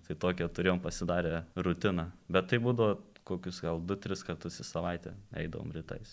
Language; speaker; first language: Lithuanian; native; Lithuanian